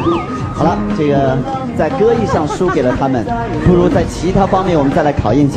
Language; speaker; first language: Chinese; native; Chinese